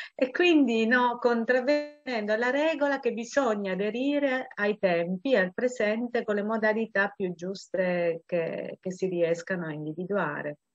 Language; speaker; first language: Italian; native; Italian